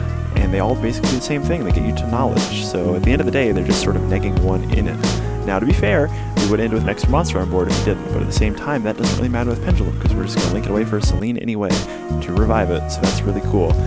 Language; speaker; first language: English; native; English